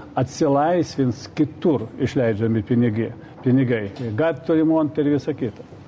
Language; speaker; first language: Lithuanian; non-native, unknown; Russian